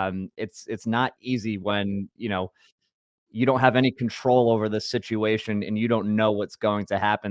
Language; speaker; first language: English; native; English